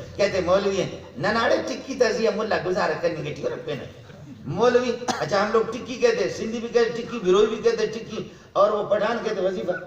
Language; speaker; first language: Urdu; non-native, local second language; Brahui